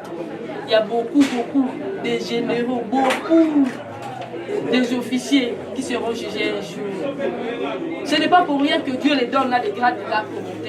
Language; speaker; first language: French; non-native, local second language; Lingala